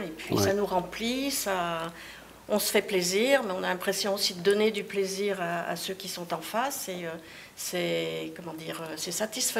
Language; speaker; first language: French; native; French